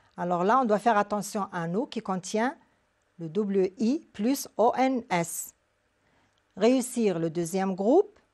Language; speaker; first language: French; non-native, local second language; Arabic